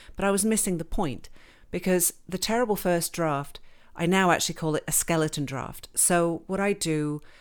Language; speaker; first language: English; native; English